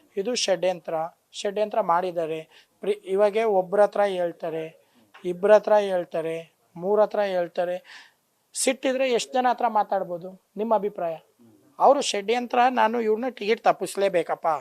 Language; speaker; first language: Kannada; non-native, local second language; Lambadi